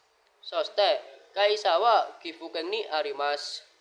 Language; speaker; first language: Japanese; non-native, learner; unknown